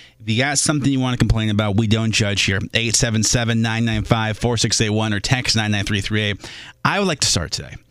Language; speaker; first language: English; native; English